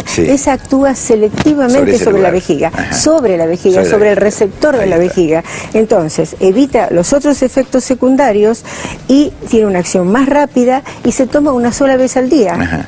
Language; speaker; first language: Spanish; native; Spanish